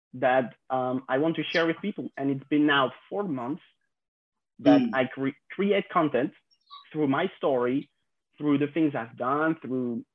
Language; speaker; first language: English; non-native, fluent; French